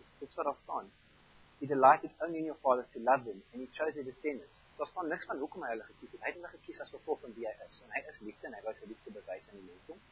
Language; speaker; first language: Afrikaans; non-native, fluent; German